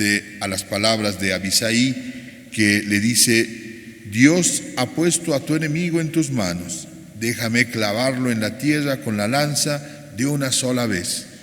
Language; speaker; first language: Spanish; native; Spanish